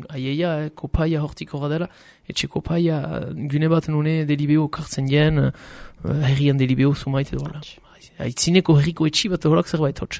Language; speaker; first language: Basque; native; Basque